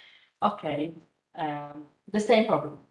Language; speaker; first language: English; non-native, fluent; Polish